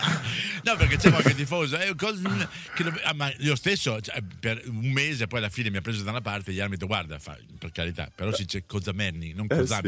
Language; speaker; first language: Italian; native; Italian